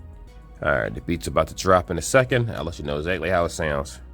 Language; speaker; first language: English; native; English